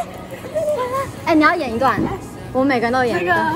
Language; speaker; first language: Chinese; native; Chinese